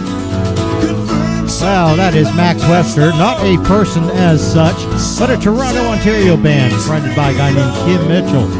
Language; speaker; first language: English; native; English